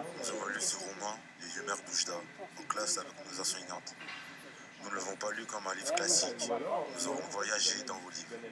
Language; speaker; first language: French; native; French